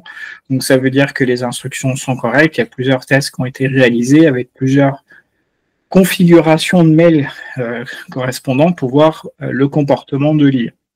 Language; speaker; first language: French; native; French